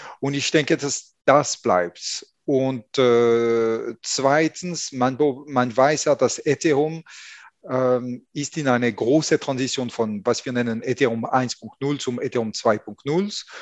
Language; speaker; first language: German; non-native, fluent; French